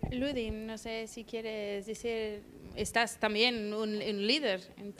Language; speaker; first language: Spanish; non-native, learner; English